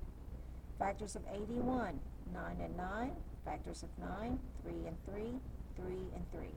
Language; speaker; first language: English; native; English